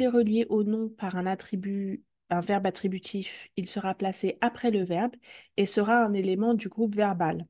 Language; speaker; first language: French; native; French